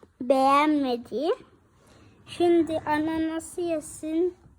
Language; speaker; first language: Turkish; early bilingual, heritage; Turkish